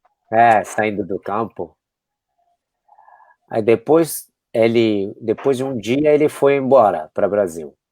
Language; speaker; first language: Portuguese; non-native, fluent; Japanese